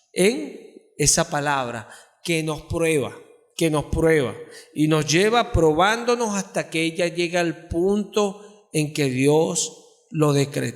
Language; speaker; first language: Spanish; native; Spanish